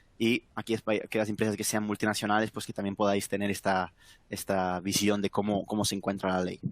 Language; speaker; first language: Spanish; native; Spanish